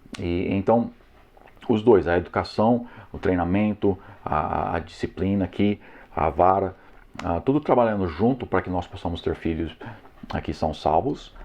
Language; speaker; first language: Portuguese; non-native, fluent; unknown